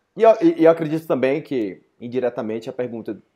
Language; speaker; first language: Portuguese; native; Portuguese